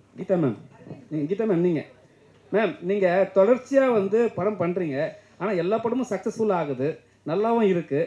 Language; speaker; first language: Tamil; native; Tamil